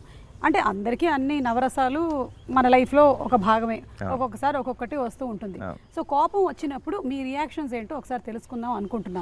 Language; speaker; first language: Telugu; native; Telugu